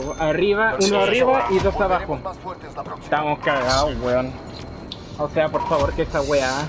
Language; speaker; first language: Spanish; native; Spanish